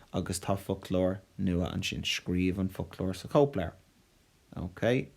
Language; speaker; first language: Irish; non-native, local second language; English